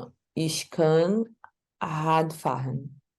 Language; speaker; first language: German; non-native, learner; Portuguese